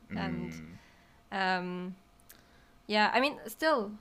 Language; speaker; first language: English; non-native, fluent; German